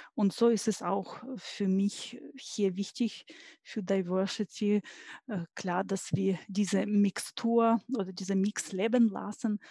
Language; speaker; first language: German; non-native, fluent; Ukrainian